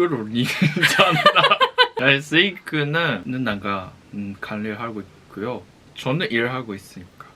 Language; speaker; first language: Korean; non-native, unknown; Japanese